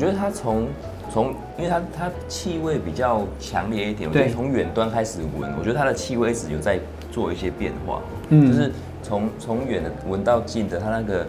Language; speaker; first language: Chinese; native; Chinese